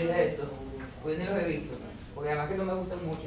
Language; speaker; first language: Spanish; native; Spanish